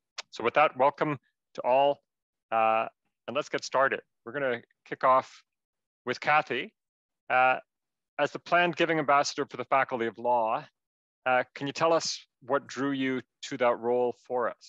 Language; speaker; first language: English; native; English